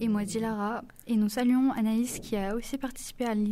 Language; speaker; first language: French; native; French